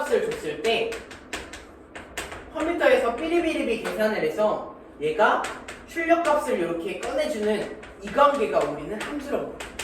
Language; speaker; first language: Korean; native; Korean